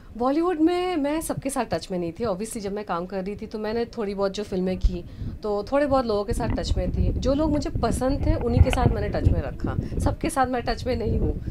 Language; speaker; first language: Hindi; non-native, local second language; Bangla